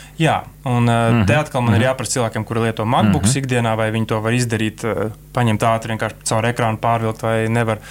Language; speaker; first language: Latvian; native; Latvian